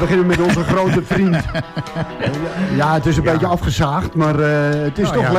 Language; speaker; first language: Dutch; native; Dutch